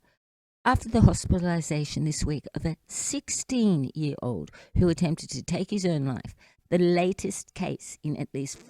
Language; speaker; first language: English; native; English